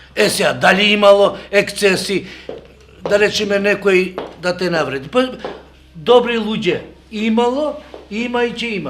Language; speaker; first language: Macedonian; non-native, local second language; Albanian